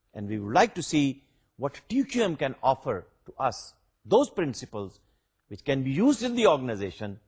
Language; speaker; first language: English; non-native, local second language; Urdu